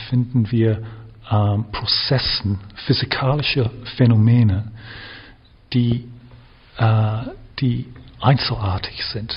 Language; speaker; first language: German; non-native, fluent; English